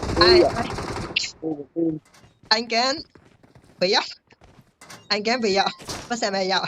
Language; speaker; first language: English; non-native, learner; Burmese